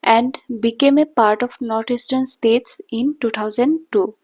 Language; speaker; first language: English; non-native, local second language; Assamese